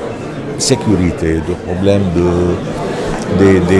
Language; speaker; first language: French; non-native, local second language; Arabic